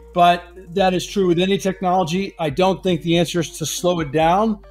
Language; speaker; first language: English; native; English